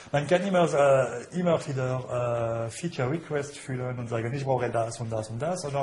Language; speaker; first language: German; non-native, fluent; French